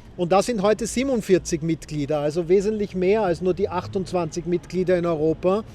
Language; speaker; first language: German; native; German